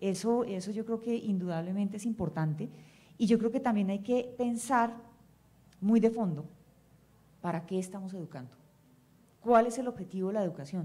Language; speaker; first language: Spanish; native; Spanish